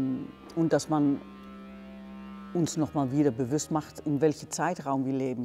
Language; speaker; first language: German; non-native, fluent; Dutch